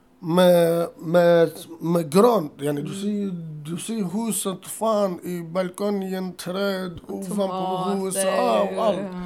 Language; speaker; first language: Swedish; non-native, learner; Assyrian Neo-Aramaic